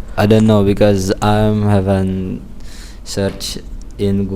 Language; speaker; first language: English; non-native, learner; Indonesian